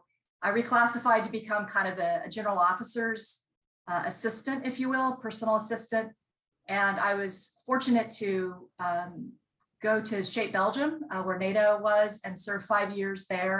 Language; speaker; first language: English; native; English